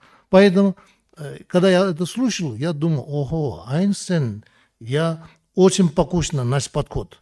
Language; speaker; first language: Russian; non-native, learner; Tibetan